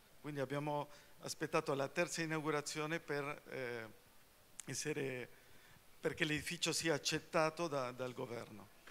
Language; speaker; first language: Italian; early bilingual, heritage; Spanish